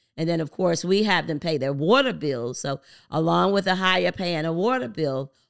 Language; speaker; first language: English; native; English